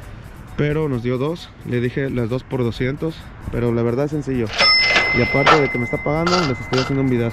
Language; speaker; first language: Spanish; native; Spanish